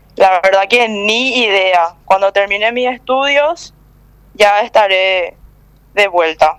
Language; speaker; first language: Spanish; early bilingual, other home language; Korean